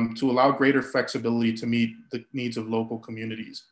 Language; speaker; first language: English; early bilingual, other home language; Spanish